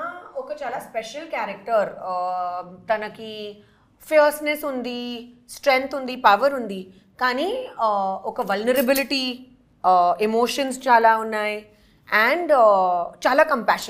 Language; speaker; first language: Telugu; non-native, learner; Hindi